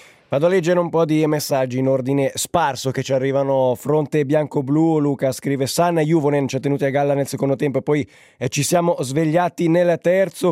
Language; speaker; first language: Italian; native; Italian